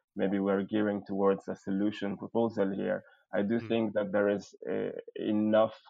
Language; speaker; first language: English; non-native, fluent; Arabic